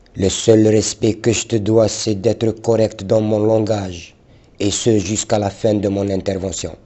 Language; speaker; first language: French; non-native, local second language; Arabic